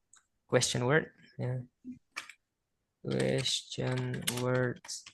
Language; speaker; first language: English; non-native, fluent; Indonesian